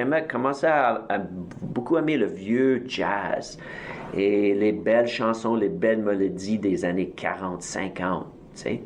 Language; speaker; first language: French; native; French